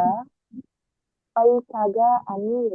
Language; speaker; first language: Korean; non-native, learner; Indonesian